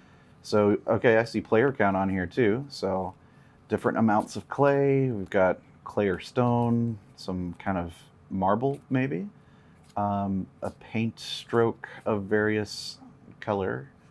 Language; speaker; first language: English; native; English